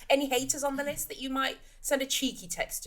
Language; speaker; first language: English; native; English